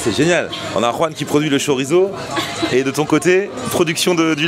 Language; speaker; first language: French; native; French